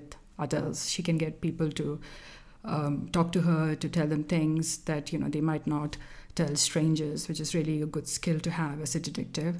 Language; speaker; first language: English; non-native, local second language; Malayalam